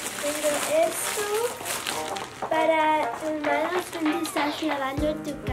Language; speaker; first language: Spanish; early bilingual, heritage; Spanish